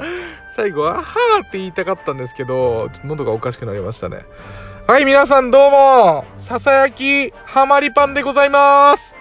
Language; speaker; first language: Japanese; native; Japanese